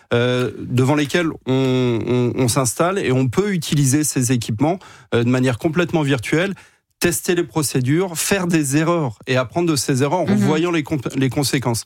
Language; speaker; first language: French; native; French